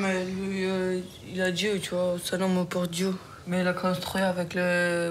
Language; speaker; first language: French; early bilingual, other home language; Romanian